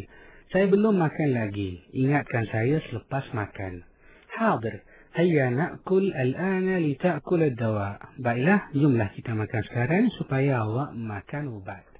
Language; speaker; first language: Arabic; non-native, fluent; Malay